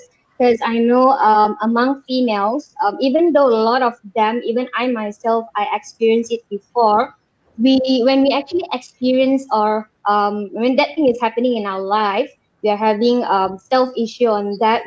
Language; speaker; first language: English; non-native, local second language; Malay